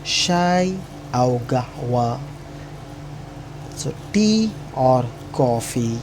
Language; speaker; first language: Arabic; non-native, fluent; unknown